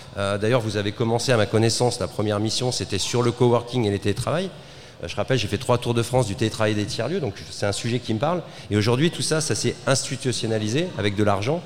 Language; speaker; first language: French; native; French